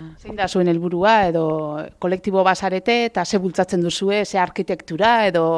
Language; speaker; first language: Basque; native; Basque